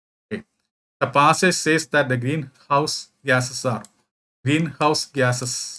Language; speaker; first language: English; non-native, local second language; Malayalam